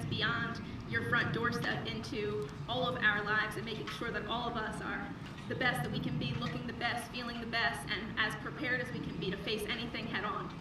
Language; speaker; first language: English; native; English